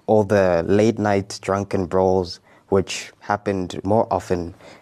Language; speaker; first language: English; non-native, local second language; Zulu